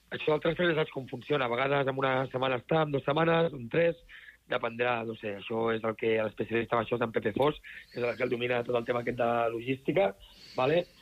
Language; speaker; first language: Catalan; native; Catalan